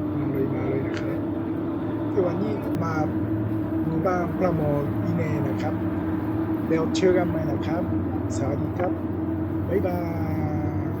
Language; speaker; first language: Thai; non-native, fluent; Japanese